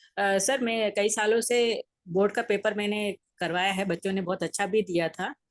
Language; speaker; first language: Hindi; native; Hindi